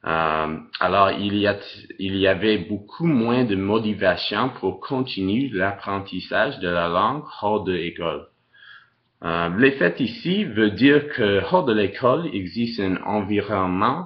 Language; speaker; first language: French; non-native, local second language; English